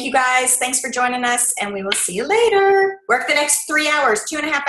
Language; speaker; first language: English; native; English